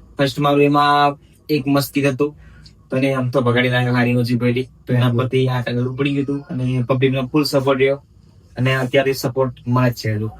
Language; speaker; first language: Gujarati; non-native, local second language; Rathawi